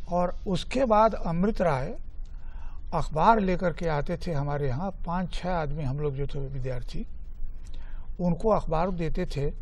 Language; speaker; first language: Hindi; native; Hindi